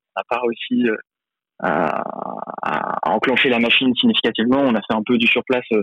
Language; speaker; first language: French; native; French